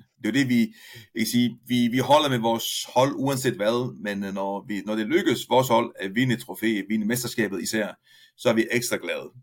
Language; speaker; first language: Danish; non-native, fluent; Italian